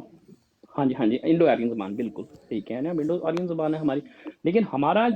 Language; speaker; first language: Urdu; native; Urdu